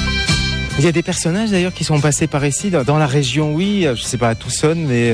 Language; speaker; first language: French; native; French